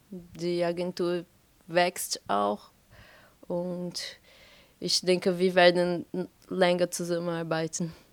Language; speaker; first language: German; non-native, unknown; Portuguese